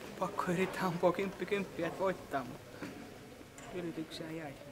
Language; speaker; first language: Finnish; non-native, local second language; Swedish